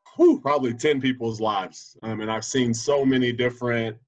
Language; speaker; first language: English; native; English